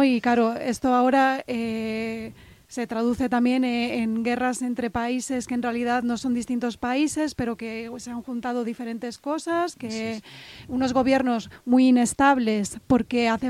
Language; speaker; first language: Spanish; native; Spanish